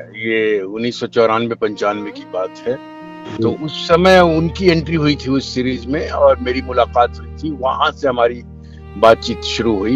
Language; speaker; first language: Hindi; native; Hindi